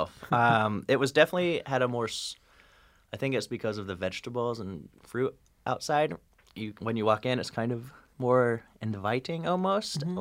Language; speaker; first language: English; native; English